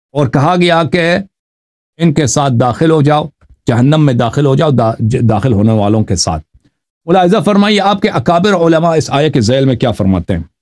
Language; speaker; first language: Urdu; non-native, fluent; Persian